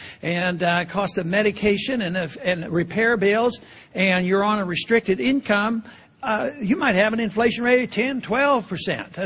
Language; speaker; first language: English; native; English